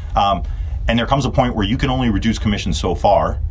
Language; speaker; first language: English; early bilingual, other home language; Turkish